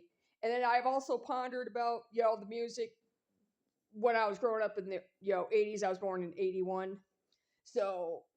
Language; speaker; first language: English; native; English